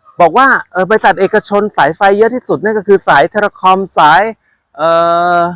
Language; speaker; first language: Thai; native; Thai